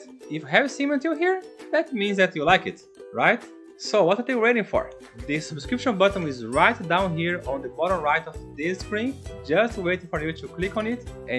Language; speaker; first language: English; non-native, fluent; Portuguese